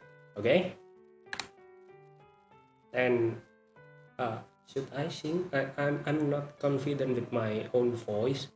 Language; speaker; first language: English; non-native, learner; Indonesian